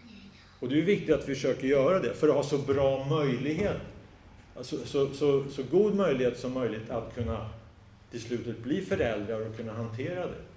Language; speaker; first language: Swedish; native; Swedish